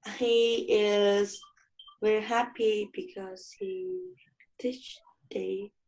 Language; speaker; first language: English; non-native, learner; Vietnamese